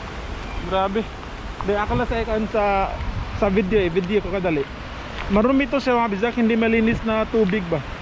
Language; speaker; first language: Filipino; non-native, local second language; Cebuano